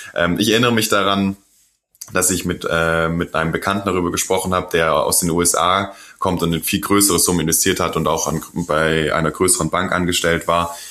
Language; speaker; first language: German; non-native, fluent; Korean